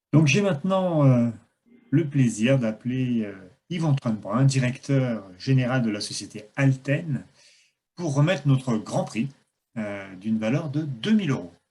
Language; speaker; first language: French; native; French